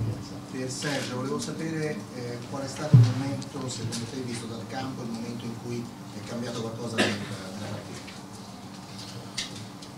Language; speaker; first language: Italian; native; Italian